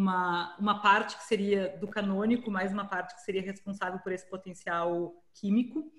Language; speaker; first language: Portuguese; native; Portuguese